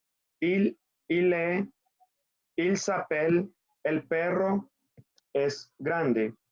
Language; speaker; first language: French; non-native, fluent; Spanish